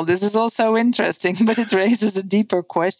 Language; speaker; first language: English; non-native, fluent; Dutch